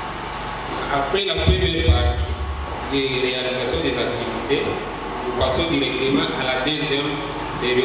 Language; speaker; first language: French; non-native, local second language; Swahili